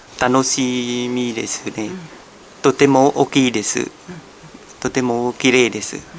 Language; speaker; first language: Japanese; non-native, learner; Vietnamese